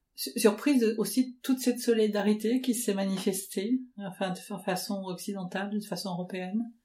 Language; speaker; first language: French; non-native, fluent; Ukrainian